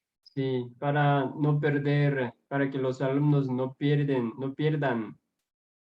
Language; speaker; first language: Spanish; non-native, fluent; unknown